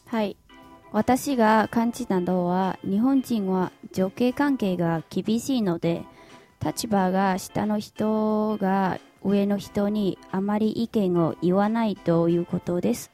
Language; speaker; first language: Japanese; non-native, fluent; Chinese